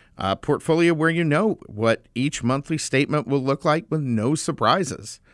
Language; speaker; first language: English; native; English